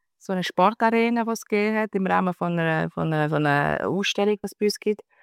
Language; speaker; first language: German; native; German